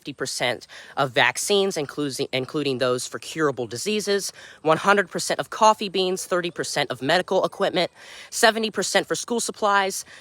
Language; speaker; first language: English; native; English